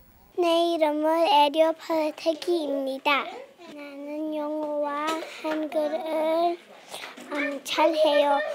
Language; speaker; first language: Korean; non-native, learner; English